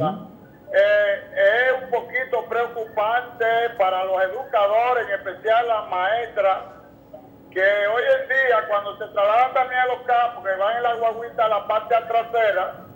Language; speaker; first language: Spanish; native; Spanish